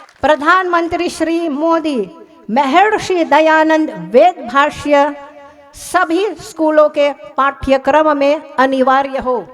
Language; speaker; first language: Hindi; early bilingual, heritage; Hindi